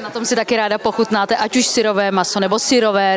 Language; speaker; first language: Czech; native; Czech